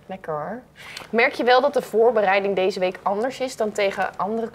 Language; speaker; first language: Dutch; native; Dutch